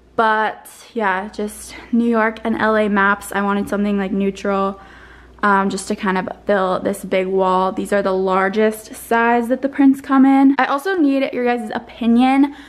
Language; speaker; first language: English; native; English